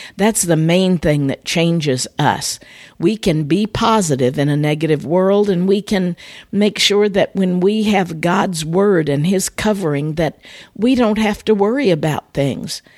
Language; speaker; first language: English; native; English